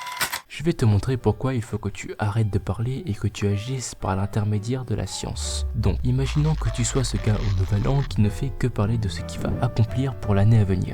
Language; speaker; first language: French; native; French